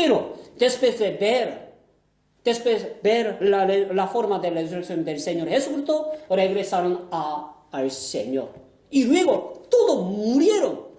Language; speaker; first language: Spanish; non-native, fluent; Korean